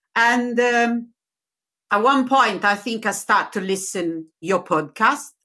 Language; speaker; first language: English; non-native, learner; Italian